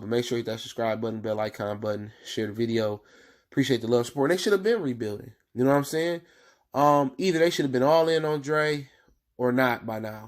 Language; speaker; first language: English; native; English